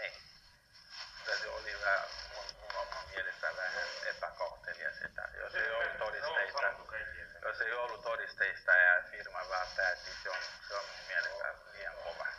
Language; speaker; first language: Finnish; non-native, fluent; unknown